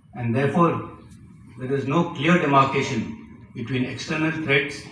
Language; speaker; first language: English; non-native, local second language; Marathi